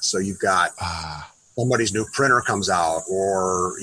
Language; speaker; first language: English; native; English